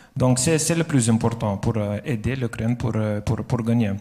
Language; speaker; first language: French; non-native, fluent; Lithuanian